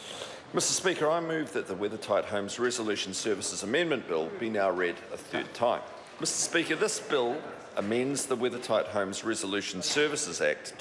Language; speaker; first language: English; native; English